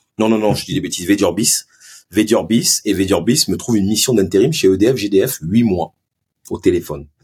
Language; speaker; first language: French; early bilingual, other home language; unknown